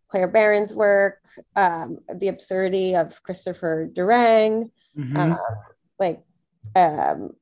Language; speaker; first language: English; native; English